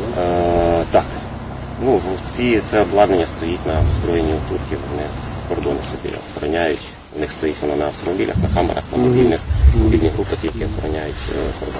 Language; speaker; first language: Ukrainian; native; Ukrainian